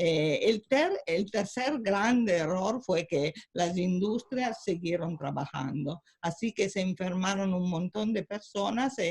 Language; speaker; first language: Spanish; non-native, fluent; Italian